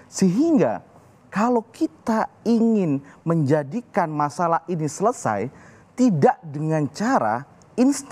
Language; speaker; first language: Indonesian; native; Indonesian